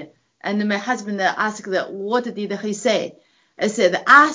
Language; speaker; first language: English; non-native, fluent; Chinese